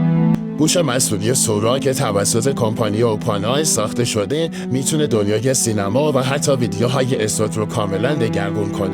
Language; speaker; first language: Persian; native; Persian